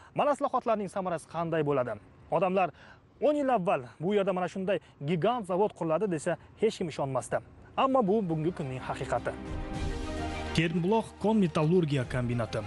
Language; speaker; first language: Uzbek; native; Uzbek